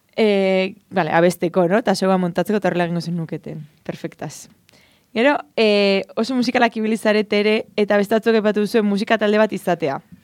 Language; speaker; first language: Basque; non-native, local second language; Spanish